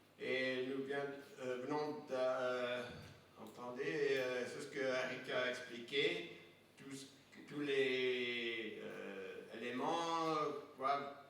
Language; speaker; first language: French; non-native, fluent; English